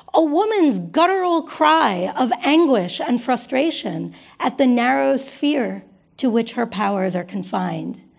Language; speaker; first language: English; native; English